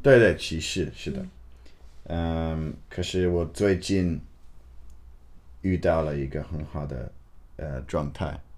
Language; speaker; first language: Chinese; non-native, learner; English